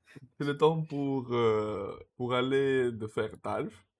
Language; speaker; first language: French; non-native, learner; Russian